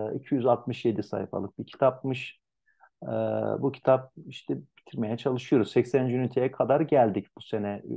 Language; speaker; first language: Turkish; native; Turkish